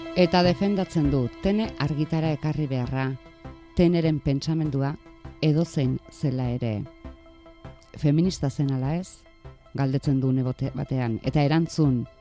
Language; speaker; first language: Basque; native; Basque